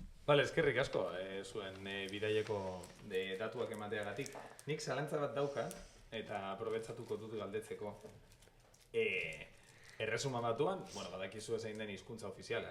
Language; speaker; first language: Basque; non-native, local second language; Spanish